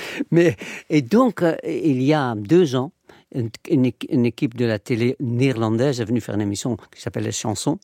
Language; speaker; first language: French; non-native, fluent; Dutch